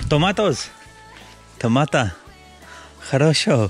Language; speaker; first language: Russian; non-native, learner; Hindi